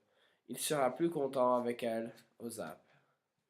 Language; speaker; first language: French; non-native, learner; English